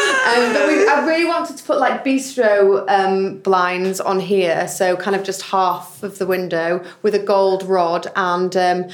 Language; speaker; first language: English; native; English